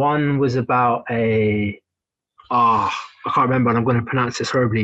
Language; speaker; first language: English; native; English